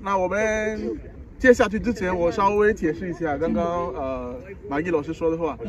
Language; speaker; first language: Chinese; non-native, fluent; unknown